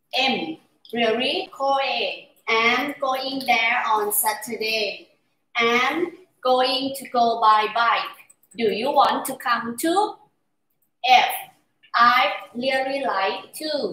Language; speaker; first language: English; non-native, learner; Thai